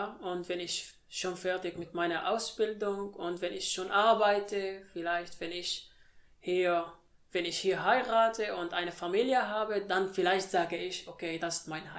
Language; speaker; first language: German; non-native, learner; Arabic